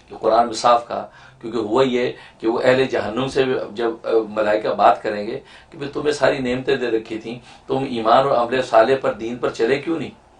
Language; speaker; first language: Urdu; native; Urdu